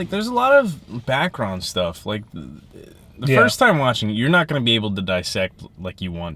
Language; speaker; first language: English; native; English